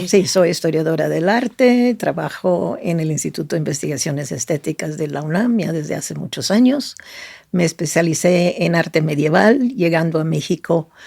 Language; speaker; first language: Spanish; non-native, fluent; Italian